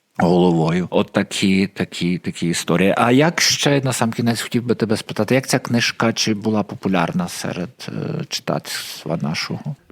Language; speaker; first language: Ukrainian; native; Ukrainian